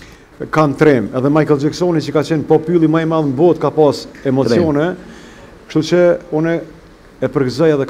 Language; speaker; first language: Albanian; native; Albanian